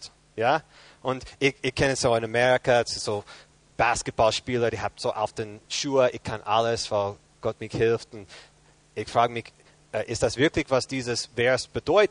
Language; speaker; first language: German; non-native, fluent; English